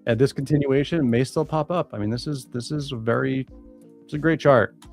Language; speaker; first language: English; native; English